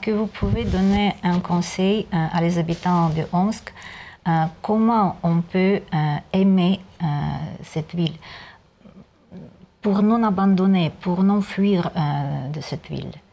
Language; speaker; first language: French; non-native, learner; Russian